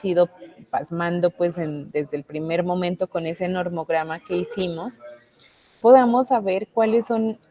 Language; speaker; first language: Spanish; native; Spanish